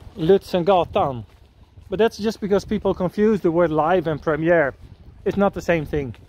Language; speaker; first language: English; non-native, fluent; Dutch